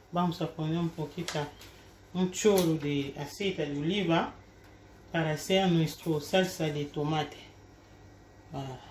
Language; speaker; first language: Spanish; non-native, learner; Lingala